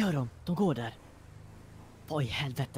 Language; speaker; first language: Swedish; native; Swedish